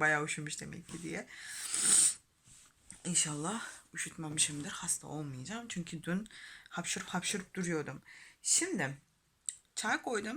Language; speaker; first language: Turkish; non-native, fluent; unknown